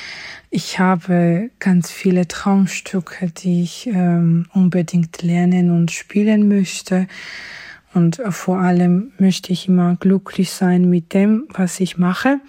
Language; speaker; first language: German; non-native, fluent; Georgian